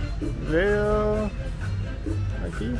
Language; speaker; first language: Spanish; non-native, learner; English